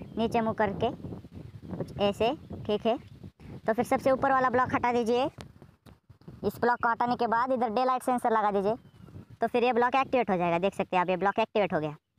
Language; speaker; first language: Hindi; native; Hindi